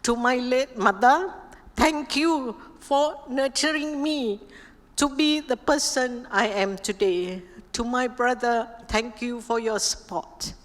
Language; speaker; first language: English; non-native, local second language; Malay